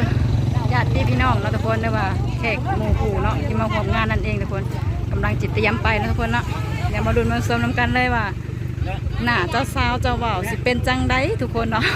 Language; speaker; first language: Thai; non-native, local second language; Lao